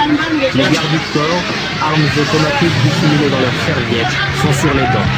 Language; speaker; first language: French; native; French